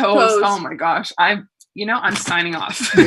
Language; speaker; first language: English; native; English